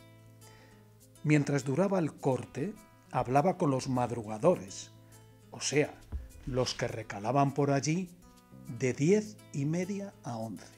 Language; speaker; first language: Spanish; native; Spanish